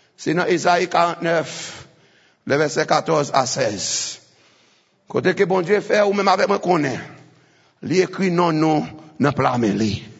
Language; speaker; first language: French; non-native, local second language; Haitian Creole